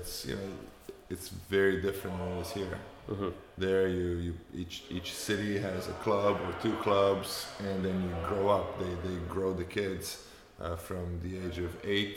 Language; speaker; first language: English; non-native, fluent; Romanian